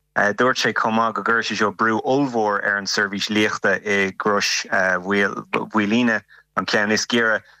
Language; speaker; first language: Irish; non-native, local second language; English